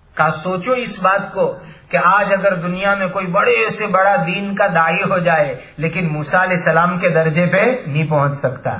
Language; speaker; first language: Urdu; non-native, local second language; Gujarati